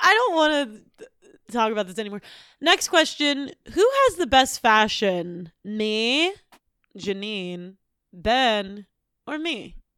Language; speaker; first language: English; native; English